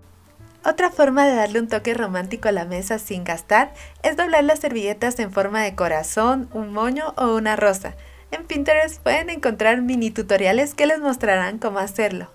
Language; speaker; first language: Spanish; native; Spanish